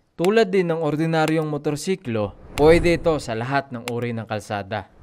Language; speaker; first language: Filipino; native; Filipino